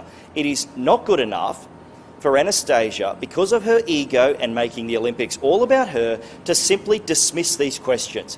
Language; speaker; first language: English; native; English